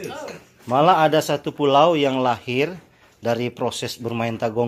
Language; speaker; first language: Indonesian; native; Indonesian